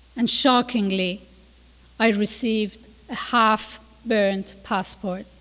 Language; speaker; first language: English; non-native, fluent; Persian